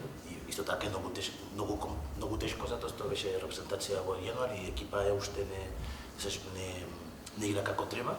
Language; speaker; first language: Macedonian; non-native, fluent; Spanish